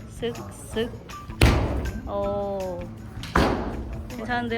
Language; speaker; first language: Korean; native; Korean